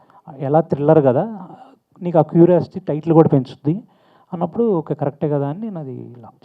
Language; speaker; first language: Telugu; native; Telugu